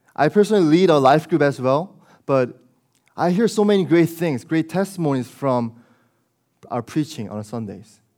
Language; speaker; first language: English; early bilingual, other home language; Korean